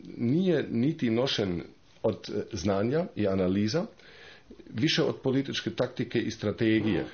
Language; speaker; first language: Croatian; non-native, fluent; German